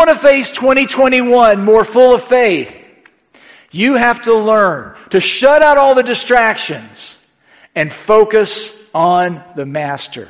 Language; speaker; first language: English; native; English